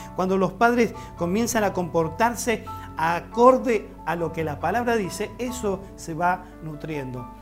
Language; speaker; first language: Spanish; native; Spanish